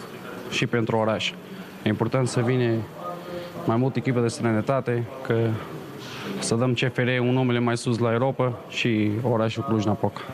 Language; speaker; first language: Romanian; non-native, learner; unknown